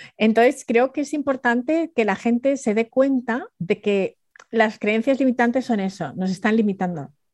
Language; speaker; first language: Spanish; early bilingual, other home language; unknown